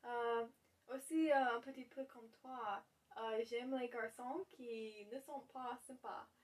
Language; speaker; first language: French; non-native, learner; English